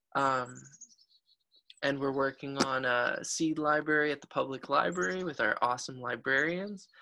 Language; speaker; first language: English; native; English